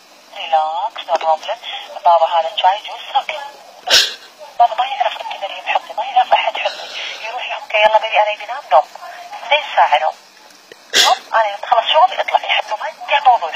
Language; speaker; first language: Arabic; non-native, learner; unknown